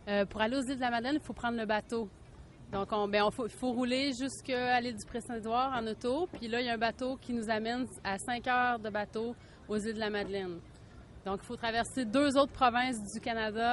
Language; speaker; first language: French; native; French